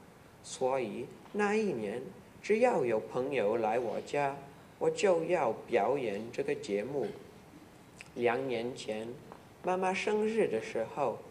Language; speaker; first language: Chinese; non-native, learner; English